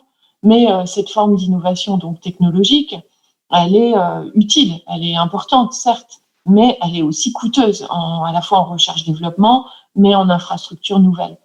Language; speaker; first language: French; native; French